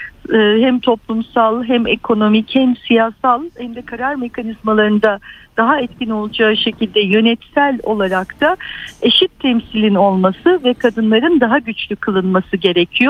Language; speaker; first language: Turkish; native; Turkish